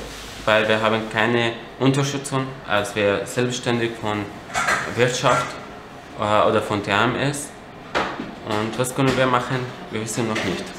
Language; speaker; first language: German; non-native, learner; Arabic